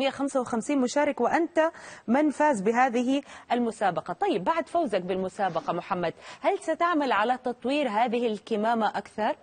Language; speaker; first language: Arabic; native; Arabic